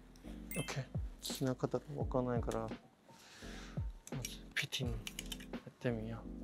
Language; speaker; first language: Japanese; non-native, fluent; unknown